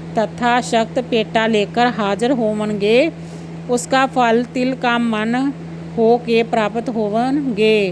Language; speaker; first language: Hindi; non-native, local second language; Punjabi